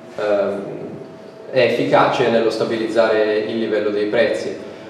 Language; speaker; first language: Italian; native; Italian